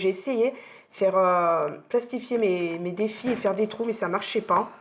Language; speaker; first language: French; native; French